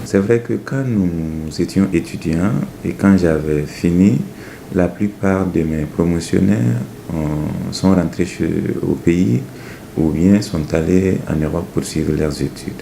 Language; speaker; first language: French; non-native, local second language; Mossi